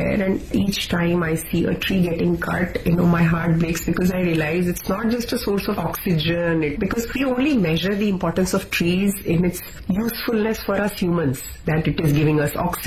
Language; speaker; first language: English; non-native, local second language; Hindi